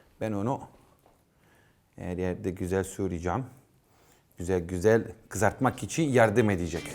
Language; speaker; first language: Turkish; non-native, fluent; Italian